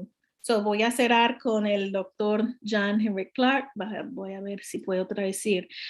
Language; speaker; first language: Spanish; non-native, learner; English